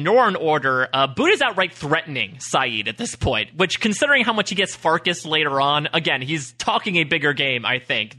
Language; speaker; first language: English; native; English